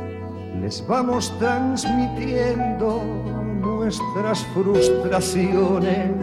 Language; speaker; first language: Spanish; native; Spanish